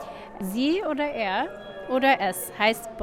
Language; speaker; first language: German; non-native, fluent; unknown